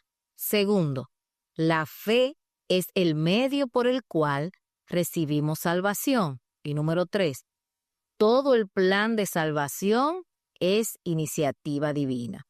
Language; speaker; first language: Spanish; native; Spanish